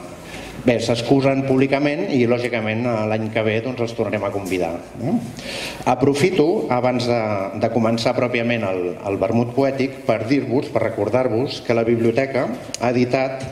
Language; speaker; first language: Catalan; native; Catalan